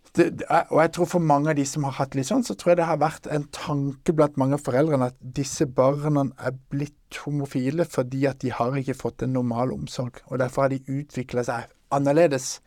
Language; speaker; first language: Norwegian; native; Norwegian